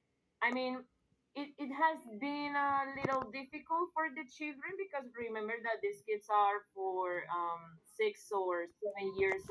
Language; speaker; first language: English; non-native, fluent; Spanish